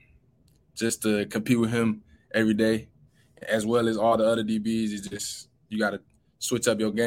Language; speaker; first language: English; native; English